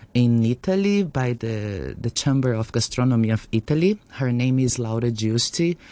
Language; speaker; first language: English; non-native, fluent; Portuguese